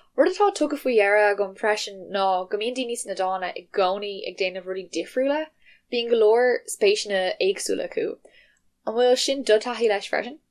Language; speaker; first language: Irish; non-native, local second language; English